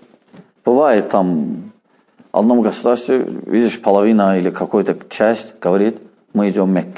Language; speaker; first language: Russian; non-native, fluent; Azerbaijani